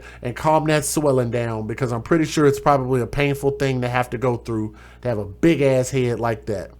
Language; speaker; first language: English; native; English